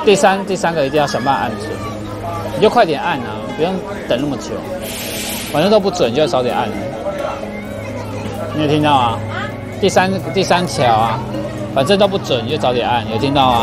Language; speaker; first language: Chinese; native; Chinese